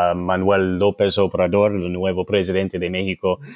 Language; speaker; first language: Spanish; non-native, learner; English